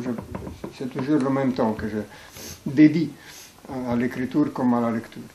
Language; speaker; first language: French; non-native, fluent; Italian